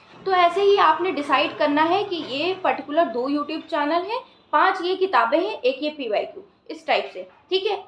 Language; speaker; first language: Hindi; native; Hindi